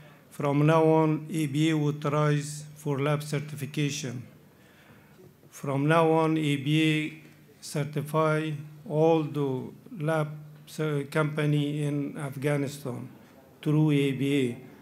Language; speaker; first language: English; non-native, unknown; Persian